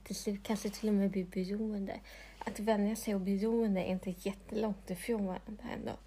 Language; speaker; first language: Swedish; non-native, local second language; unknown